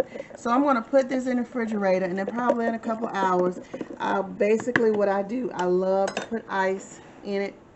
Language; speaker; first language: English; native; English